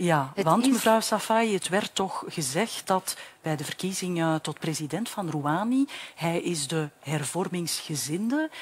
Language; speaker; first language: Dutch; native; Dutch